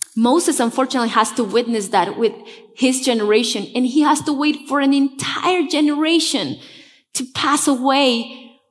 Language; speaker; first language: English; non-native, fluent; Spanish